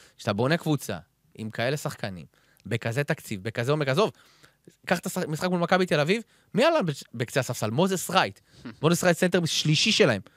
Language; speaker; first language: Hebrew; native; Hebrew